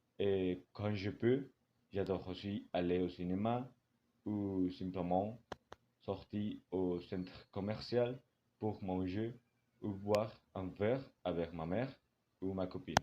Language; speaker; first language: French; non-native, learner; Spanish